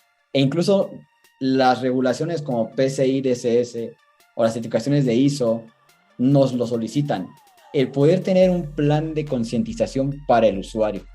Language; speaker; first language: Spanish; native; Spanish